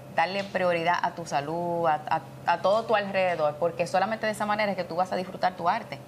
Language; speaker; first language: Spanish; native; Spanish